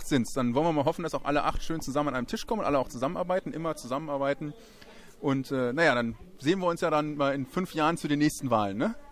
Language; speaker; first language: German; native; German